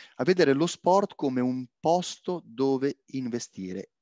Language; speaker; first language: Italian; native; Italian